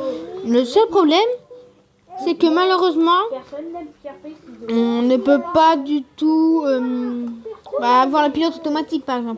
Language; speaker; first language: French; native; French